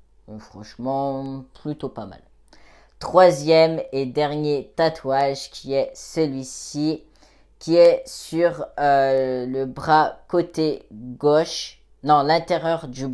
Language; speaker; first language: French; native; French